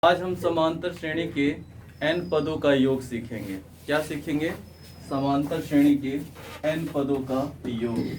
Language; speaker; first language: Hindi; native; Hindi